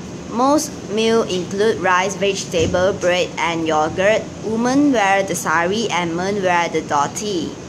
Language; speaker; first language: English; non-native, local second language; Chinese